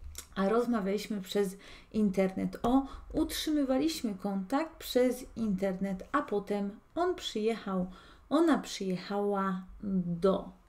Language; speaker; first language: Polish; non-native, fluent; Spanish